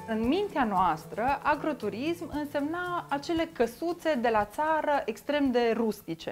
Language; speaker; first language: Romanian; native; Romanian